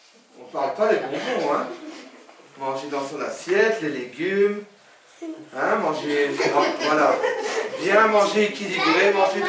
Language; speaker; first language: French; native; French